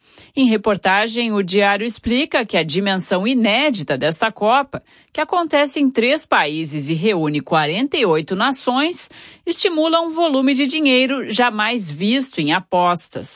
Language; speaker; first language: Portuguese; native; Portuguese